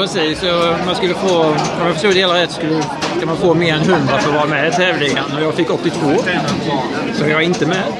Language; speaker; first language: Swedish; native; Swedish